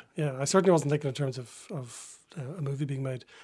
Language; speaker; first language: English; native; English